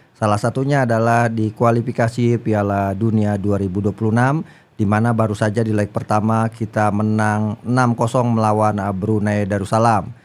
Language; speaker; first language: Indonesian; native; Indonesian